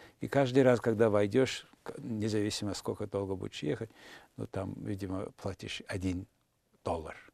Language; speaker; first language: Russian; non-native, fluent; Mongolian